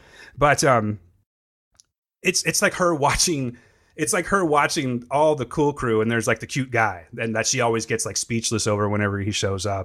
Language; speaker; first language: English; native; English